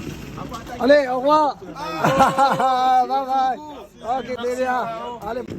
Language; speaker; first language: French; non-native, learner; Tibetan